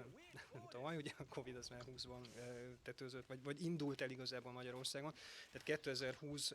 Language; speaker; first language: Hungarian; native; Hungarian